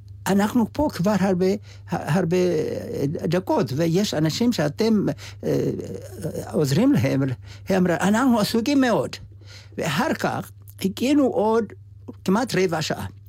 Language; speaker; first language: Hebrew; non-native, fluent; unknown